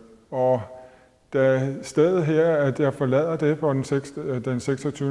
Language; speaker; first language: Danish; native; Danish